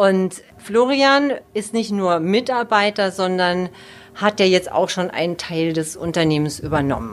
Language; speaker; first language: German; native; German